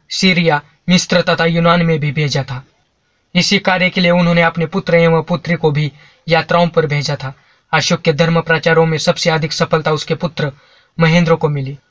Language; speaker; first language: Hindi; non-native, local second language; Marathi